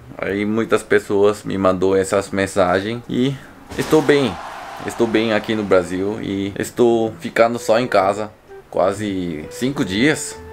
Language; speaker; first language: Portuguese; non-native, learner; Korean